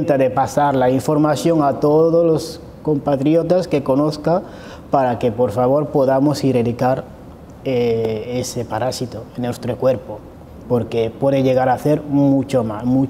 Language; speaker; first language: Spanish; non-native, fluent; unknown